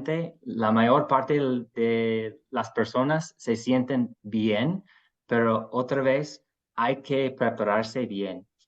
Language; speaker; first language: Spanish; non-native, fluent; English